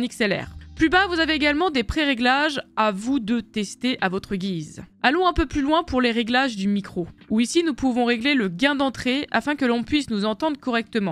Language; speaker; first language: French; native; French